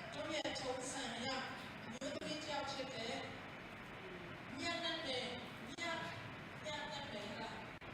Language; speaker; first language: Burmese; non-native, local second language; Tedim Chin